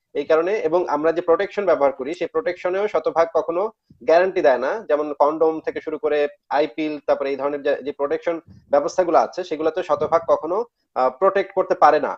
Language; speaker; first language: Bangla; native; Bangla